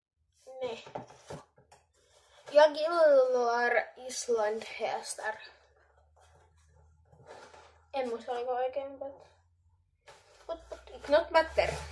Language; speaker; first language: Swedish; non-native, local second language; Finnish